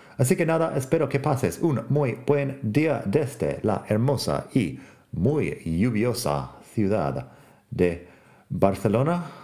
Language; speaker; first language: Spanish; non-native, fluent; English